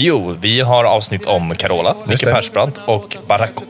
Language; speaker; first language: Swedish; native; Swedish